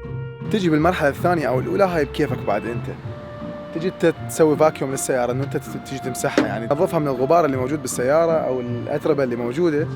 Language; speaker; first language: Arabic; native; Arabic